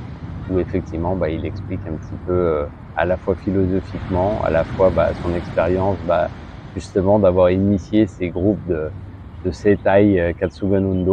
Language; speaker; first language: French; native; French